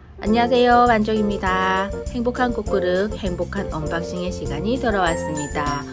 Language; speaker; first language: Korean; native; Korean